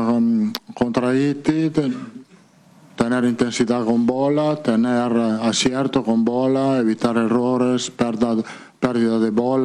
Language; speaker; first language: Portuguese; non-native, fluent; Italian